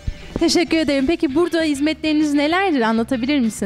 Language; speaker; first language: Turkish; native; Turkish